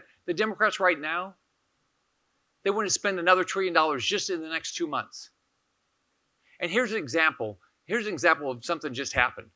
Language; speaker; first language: English; native; English